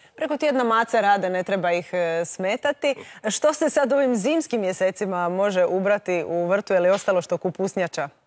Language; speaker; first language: Croatian; native; Croatian